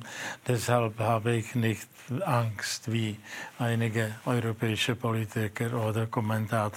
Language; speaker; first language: German; non-native, fluent; Czech